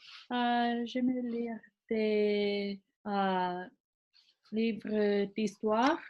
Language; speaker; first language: French; non-native, learner; English